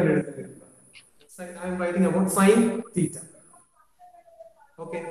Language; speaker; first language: English; non-native, local second language; Malayalam